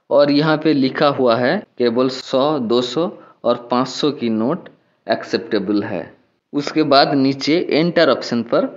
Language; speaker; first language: Hindi; non-native, local second language; Bangla